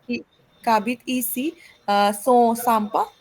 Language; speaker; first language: French; non-native, learner; Hindi